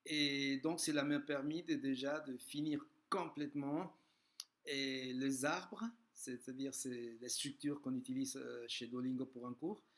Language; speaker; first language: French; non-native, fluent; Spanish